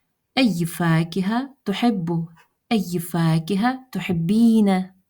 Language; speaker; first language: Arabic; non-native, fluent; Russian